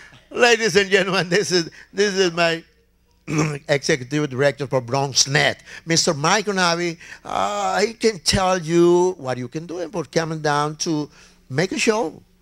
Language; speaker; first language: English; non-native, learner; Spanish